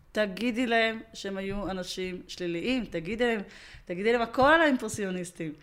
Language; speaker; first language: Hebrew; early bilingual, other home language; Russian